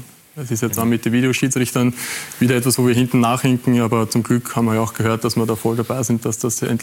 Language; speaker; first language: German; native; German